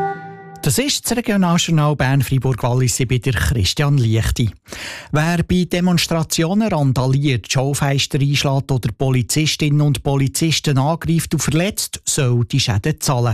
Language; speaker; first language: German; native; German